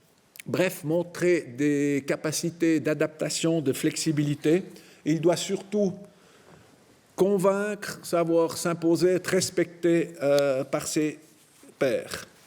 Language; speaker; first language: French; native; French